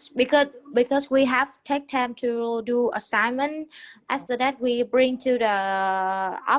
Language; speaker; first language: English; non-native, learner; Vietnamese